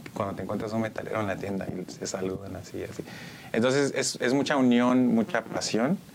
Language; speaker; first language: Spanish; early bilingual, heritage; Spanish